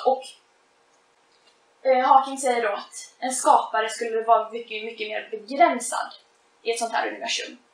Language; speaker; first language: Swedish; native; Swedish